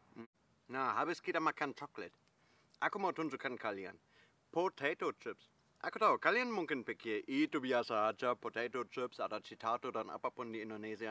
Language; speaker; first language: Indonesian; non-native, fluent; German